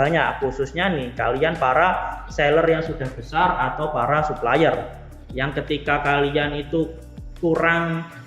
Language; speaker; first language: Indonesian; native; Indonesian